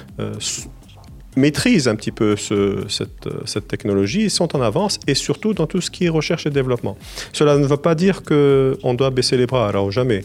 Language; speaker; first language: French; non-native, local second language; Arabic